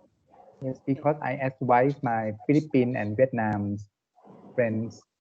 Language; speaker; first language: English; non-native, learner; Thai